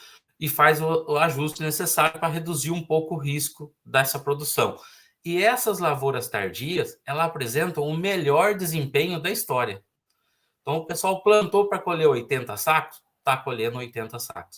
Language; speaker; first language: Portuguese; native; Portuguese